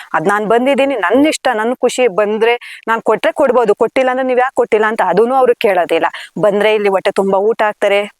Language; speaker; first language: Kannada; native; Kannada